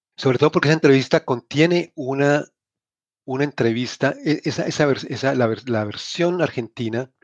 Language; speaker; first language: Spanish; native; Spanish